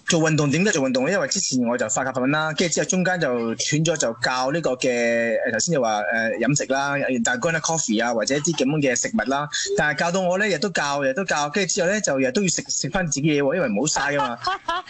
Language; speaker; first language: Cantonese; non-native, fluent; French